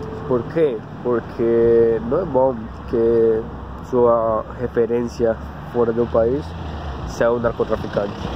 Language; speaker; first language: Portuguese; non-native, learner; Spanish